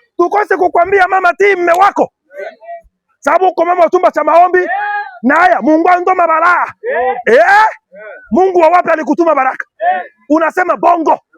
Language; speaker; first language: Swahili; non-native, local second language; Lingala